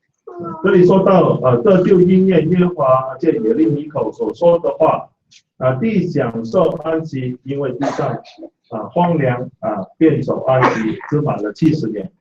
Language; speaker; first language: Chinese; native; Chinese